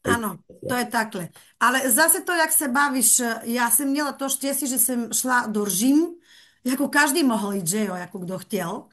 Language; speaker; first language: Czech; non-native, fluent; Bulgarian